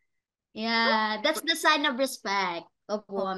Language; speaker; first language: English; non-native, learner; Cebuano